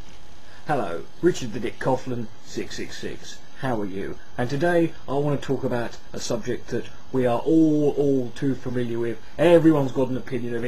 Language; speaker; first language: English; native; English